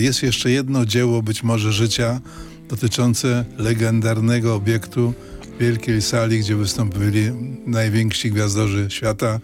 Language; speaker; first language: Polish; native; Polish